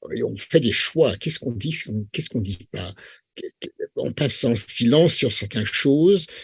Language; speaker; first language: French; non-native, fluent; English